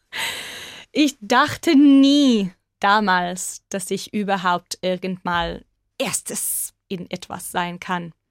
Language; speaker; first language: German; non-native, fluent; Hebrew